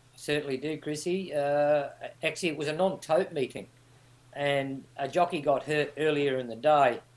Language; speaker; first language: English; native; English